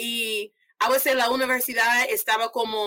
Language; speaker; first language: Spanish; non-native, fluent; English